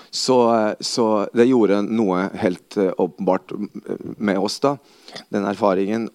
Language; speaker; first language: Norwegian; early bilingual, other home language; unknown